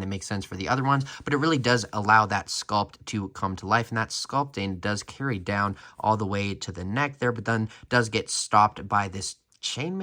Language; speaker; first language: English; native; English